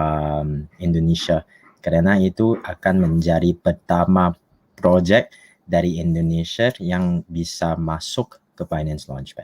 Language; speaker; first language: Indonesian; non-native, fluent; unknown